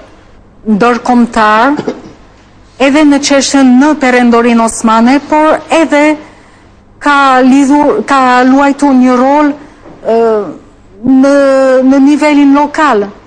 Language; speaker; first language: Albanian; non-native, fluent; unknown